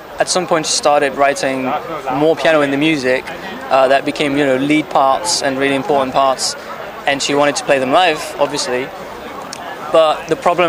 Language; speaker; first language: English; non-native, fluent; French